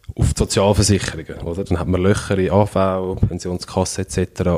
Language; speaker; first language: German; native; German